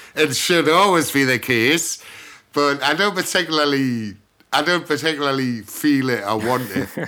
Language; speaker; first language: English; native; English